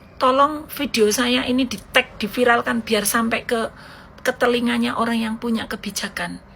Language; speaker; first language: Indonesian; native; Indonesian